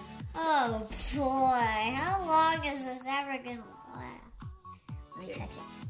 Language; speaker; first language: English; native; English